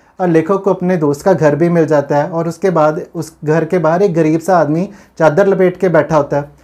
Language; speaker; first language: Hindi; non-native, local second language; Punjabi